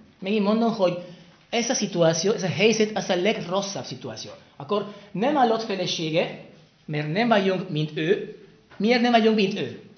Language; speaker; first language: Hungarian; non-native, learner; Spanish